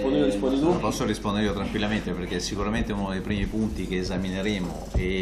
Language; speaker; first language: Italian; native; Italian